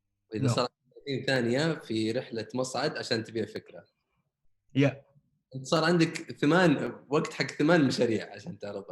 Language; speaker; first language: Arabic; native; Arabic